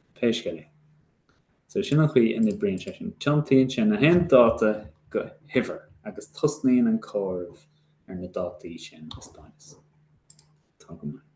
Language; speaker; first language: Irish; native; Irish